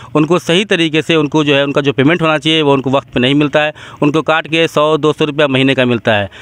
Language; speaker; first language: Hindi; native; Hindi